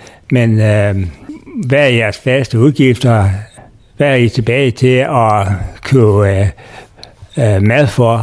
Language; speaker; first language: Danish; native; Danish